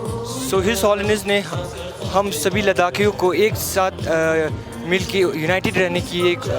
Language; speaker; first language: Hindi; non-native, local second language; Ladakhi